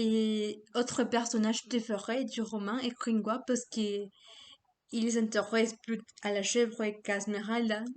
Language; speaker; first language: French; non-native, learner; Spanish